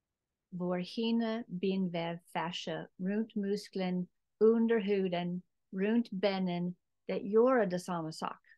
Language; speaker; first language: Swedish; non-native, learner; English